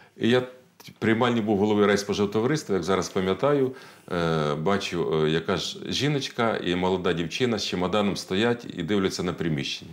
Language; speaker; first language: Ukrainian; native; Ukrainian